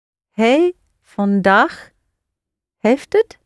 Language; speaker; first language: Dutch; non-native, learner; English